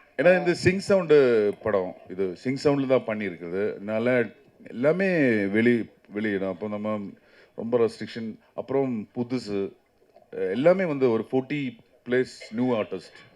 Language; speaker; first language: Tamil; non-native, learner; Malayalam